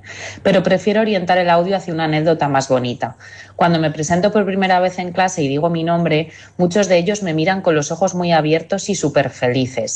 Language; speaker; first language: Spanish; native; Spanish